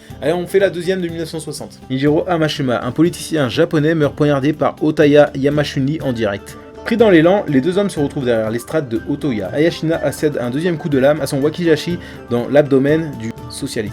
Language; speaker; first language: French; native; French